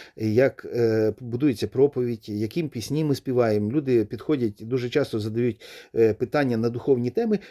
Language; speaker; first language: Ukrainian; non-native, local second language; Russian